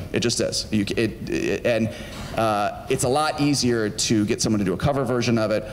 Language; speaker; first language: English; native; English